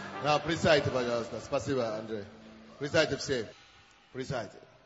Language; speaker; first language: Russian; non-native, fluent; Yoruba